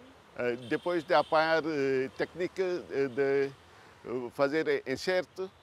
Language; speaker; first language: Portuguese; early bilingual, heritage; Portuguese